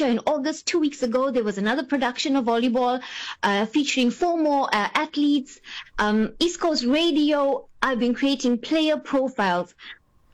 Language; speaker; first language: English; native; English